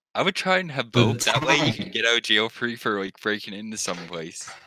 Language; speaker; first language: English; native; English